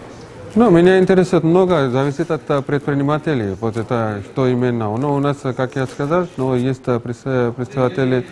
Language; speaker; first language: Russian; non-native, fluent; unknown